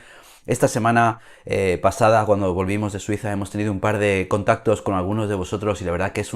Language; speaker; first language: Spanish; native; Spanish